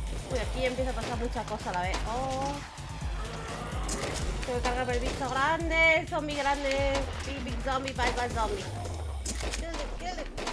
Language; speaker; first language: Spanish; native; Spanish